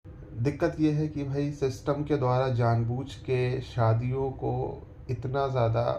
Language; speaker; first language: Hindi; native; Hindi